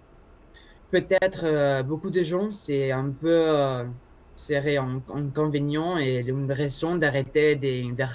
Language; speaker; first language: French; non-native, learner; Spanish